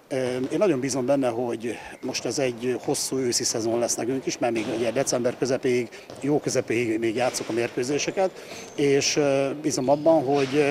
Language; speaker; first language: Hungarian; native; Hungarian